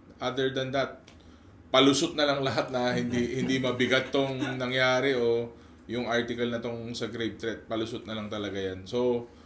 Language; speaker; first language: Filipino; non-native, local second language; Iloko